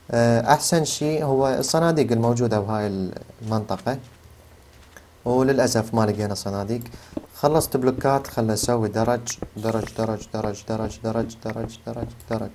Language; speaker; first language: Arabic; native; Arabic